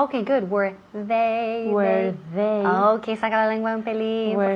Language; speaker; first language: Spanish; non-native, fluent; English